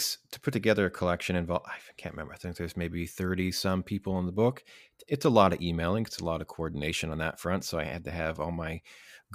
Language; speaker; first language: English; native; English